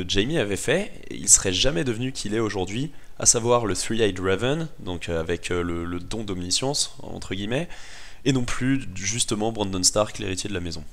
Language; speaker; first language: French; native; French